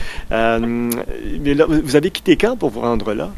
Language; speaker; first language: French; native; French